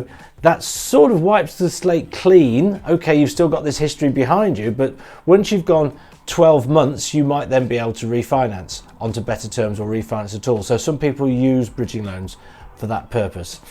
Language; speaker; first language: English; native; English